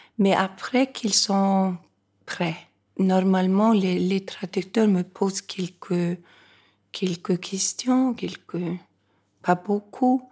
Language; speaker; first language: French; non-native, fluent; Icelandic